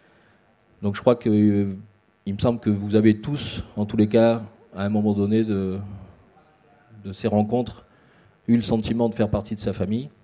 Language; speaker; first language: French; native; French